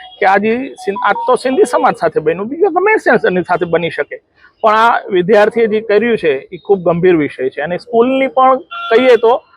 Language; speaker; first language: Gujarati; non-native, local second language; Sindhi